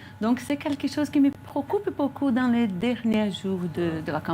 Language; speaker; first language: French; non-native, fluent; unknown